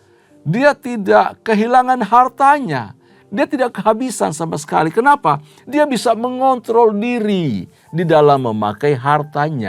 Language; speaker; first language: Indonesian; native; Indonesian